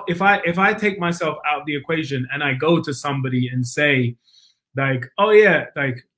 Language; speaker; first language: English; native; English